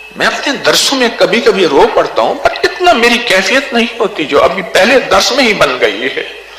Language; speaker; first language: Urdu; non-native, local second language; Punjabi